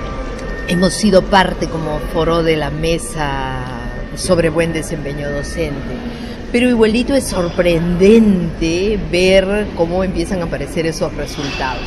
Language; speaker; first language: Spanish; native; Spanish